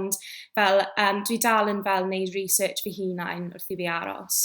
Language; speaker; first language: Welsh; non-native, local second language; English